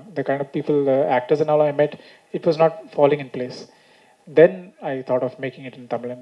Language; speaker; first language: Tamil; non-native, learner; Malayalam